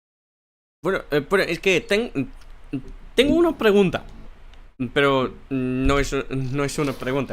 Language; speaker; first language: Spanish; non-native, fluent; English